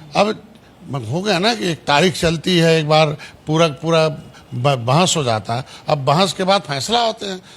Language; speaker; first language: Hindi; native; Hindi